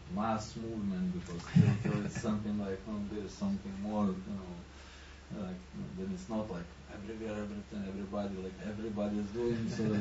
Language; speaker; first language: English; non-native, fluent; Lithuanian